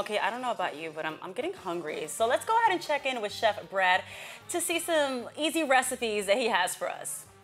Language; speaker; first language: English; early bilingual, other home language; Spanish